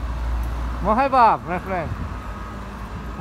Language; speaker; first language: English; non-native, learner; Chinese